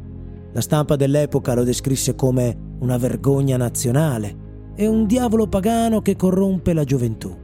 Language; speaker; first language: Italian; native; Italian